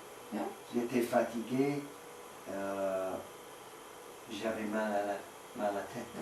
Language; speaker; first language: French; non-native, learner; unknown